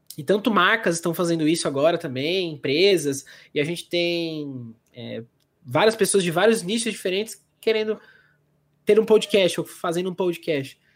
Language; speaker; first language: Portuguese; native; Portuguese